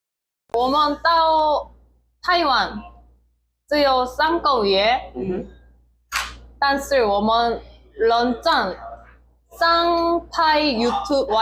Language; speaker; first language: Chinese; non-native, learner; Korean